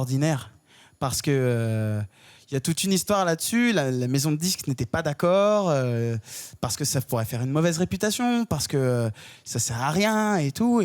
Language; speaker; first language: French; native; French